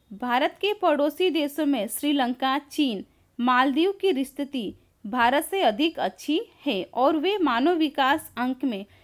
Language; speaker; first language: Hindi; non-native, local second language; Gujarati